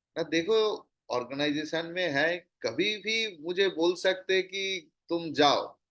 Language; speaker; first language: Hindi; non-native, local second language; Bangla